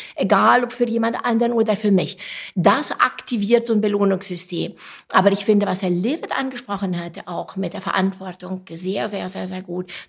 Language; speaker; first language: German; non-native, fluent; Romanian